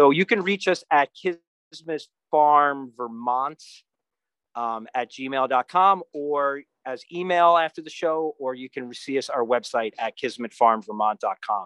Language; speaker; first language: English; native; English